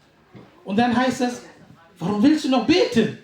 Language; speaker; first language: German; non-native, fluent; Tamil